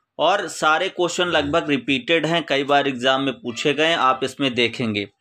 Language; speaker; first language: Hindi; native; Hindi